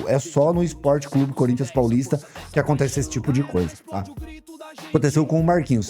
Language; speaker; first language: Portuguese; native; Portuguese